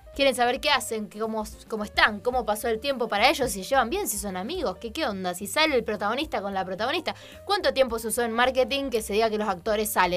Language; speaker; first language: Spanish; native; Spanish